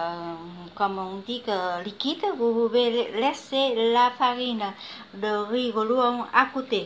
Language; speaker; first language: French; non-native, learner; Vietnamese